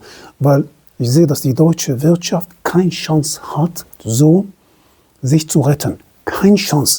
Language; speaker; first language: German; non-native, fluent; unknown